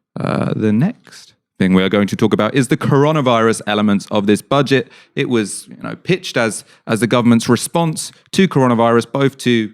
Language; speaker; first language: English; native; English